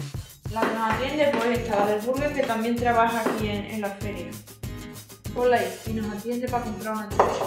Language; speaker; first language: Spanish; native; Spanish